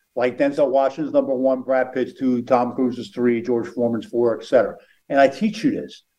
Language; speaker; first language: English; native; English